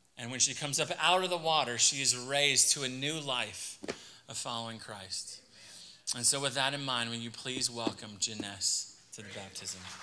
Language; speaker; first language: English; native; English